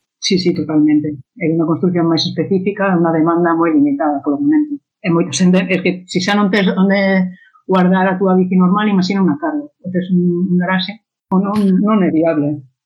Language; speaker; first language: Galician; non-native, local second language; Spanish